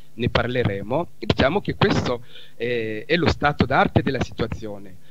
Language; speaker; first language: Italian; non-native, fluent; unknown